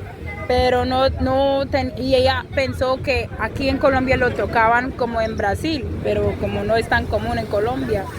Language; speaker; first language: Spanish; non-native, fluent; English